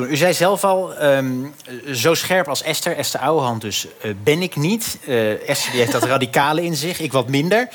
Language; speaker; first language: Dutch; native; Dutch